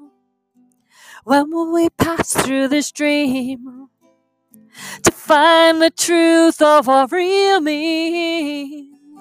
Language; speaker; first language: English; native; English